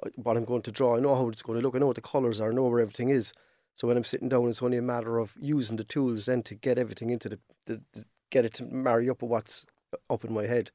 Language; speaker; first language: English; native; English